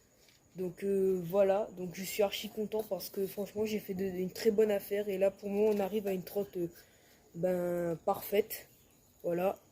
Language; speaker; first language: French; native; French